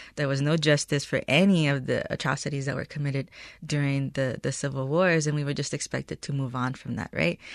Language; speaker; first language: English; early bilingual, other home language; Spanish